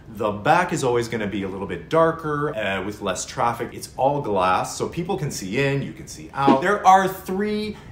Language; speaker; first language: English; native; English